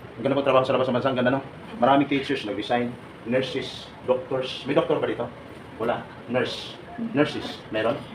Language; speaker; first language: Filipino; native; Filipino